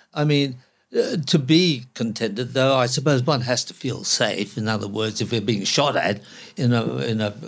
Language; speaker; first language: English; non-native, local second language; Cantonese